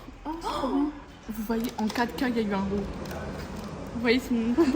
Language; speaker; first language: French; native; French